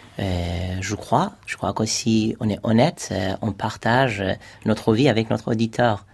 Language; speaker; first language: French; non-native, fluent; Persian